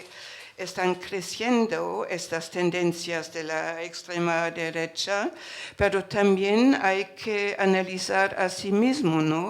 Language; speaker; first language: Spanish; non-native, fluent; German